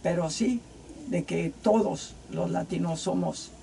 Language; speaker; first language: Spanish; native; Spanish